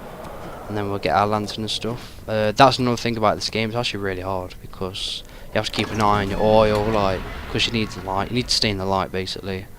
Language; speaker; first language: English; native; English